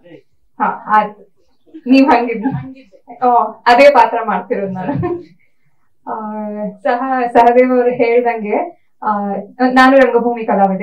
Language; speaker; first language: Kannada; native; Kannada